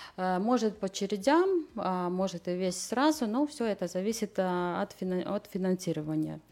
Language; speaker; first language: Russian; non-native, local second language; Latvian